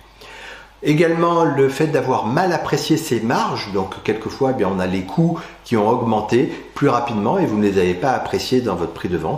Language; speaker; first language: French; native; French